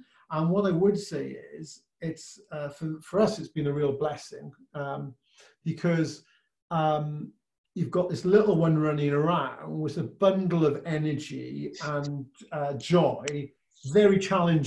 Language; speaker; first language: English; native; English